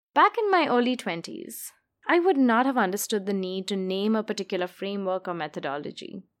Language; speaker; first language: English; non-native, local second language; Hindi